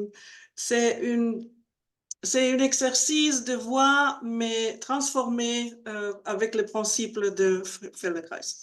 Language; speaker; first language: French; non-native, learner; Spanish